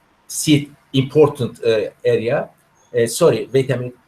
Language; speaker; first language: English; non-native, learner; Turkish